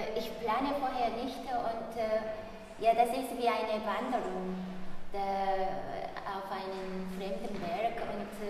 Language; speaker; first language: German; non-native, fluent; Korean